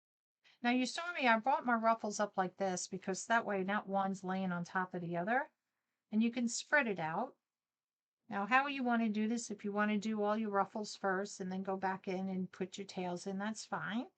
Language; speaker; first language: English; native; English